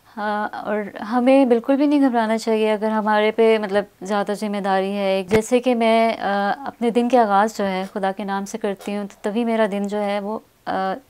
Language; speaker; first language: Urdu; native; Urdu